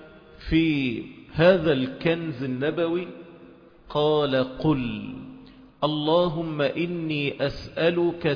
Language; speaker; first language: Arabic; native; Arabic